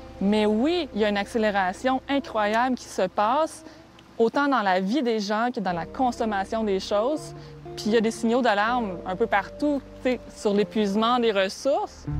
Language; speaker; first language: French; native; French